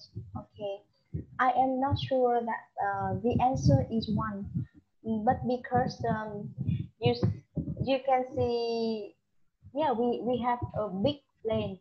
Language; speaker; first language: English; non-native, fluent; Vietnamese